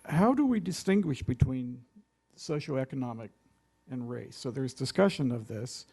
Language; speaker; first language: English; native; English